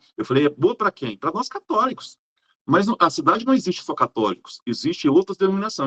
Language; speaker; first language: Portuguese; native; Portuguese